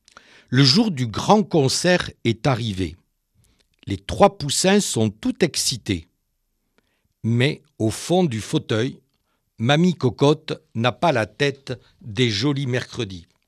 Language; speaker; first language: French; native; French